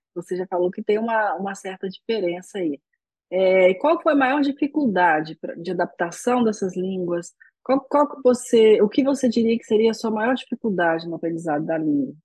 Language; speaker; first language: Portuguese; native; Portuguese